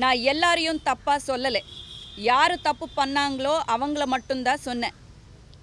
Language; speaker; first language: Tamil; non-native, learner; Telugu